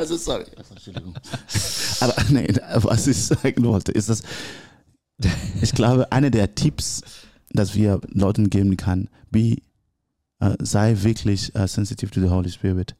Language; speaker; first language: German; non-native, learner; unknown